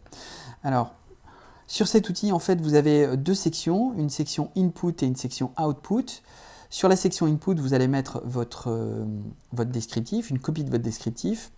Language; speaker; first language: French; native; French